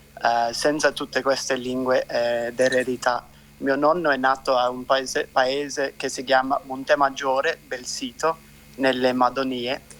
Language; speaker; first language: Italian; non-native, fluent; English